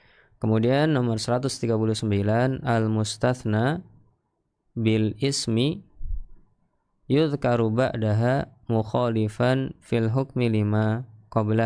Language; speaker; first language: Arabic; non-native, fluent; Indonesian